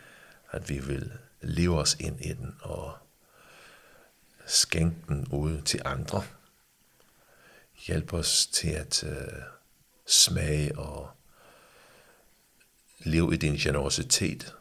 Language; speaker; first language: Danish; early bilingual, other home language; English